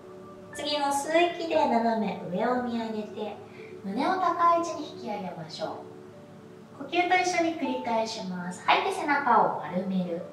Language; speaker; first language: Japanese; native; Japanese